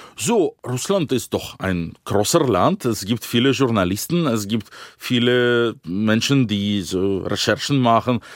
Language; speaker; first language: German; non-native, fluent; Russian